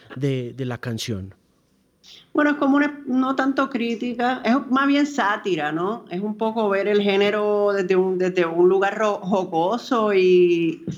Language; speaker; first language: Spanish; native; Spanish